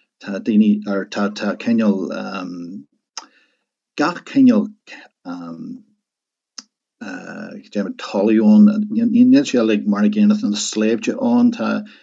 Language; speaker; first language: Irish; non-native, local second language; English